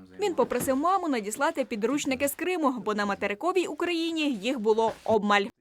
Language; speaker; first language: Ukrainian; native; Ukrainian